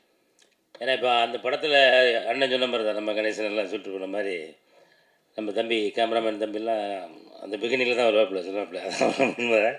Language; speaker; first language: Tamil; native; Tamil